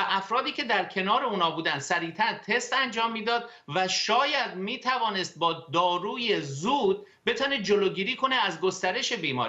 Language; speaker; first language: Persian; native; Persian